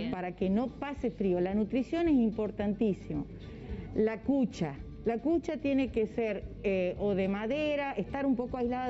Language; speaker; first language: Spanish; native; Spanish